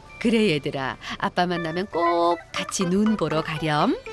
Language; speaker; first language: Korean; native; Korean